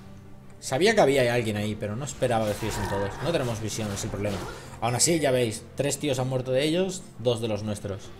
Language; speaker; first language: Spanish; native; Spanish